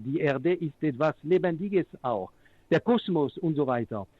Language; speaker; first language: German; non-native, fluent; French